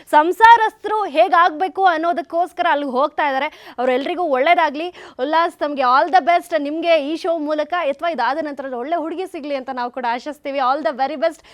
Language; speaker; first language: Kannada; native; Kannada